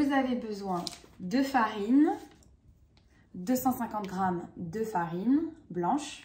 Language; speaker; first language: French; native; French